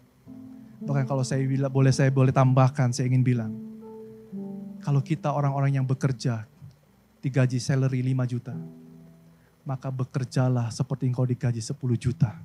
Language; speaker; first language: Indonesian; native; Indonesian